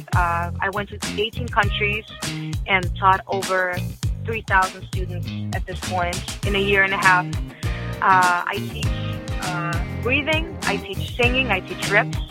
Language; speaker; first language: English; non-native, fluent; Russian